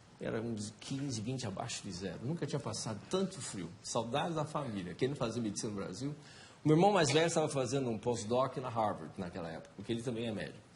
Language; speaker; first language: Portuguese; non-native, fluent; Chinese